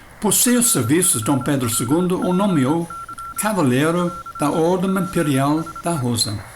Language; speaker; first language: Portuguese; non-native, fluent; English